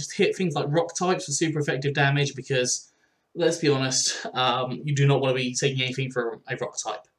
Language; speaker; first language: English; native; English